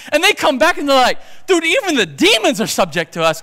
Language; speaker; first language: English; native; English